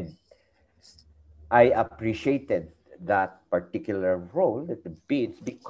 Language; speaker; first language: English; non-native, local second language; Iloko